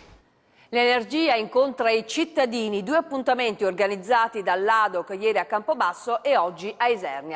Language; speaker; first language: Italian; native; Italian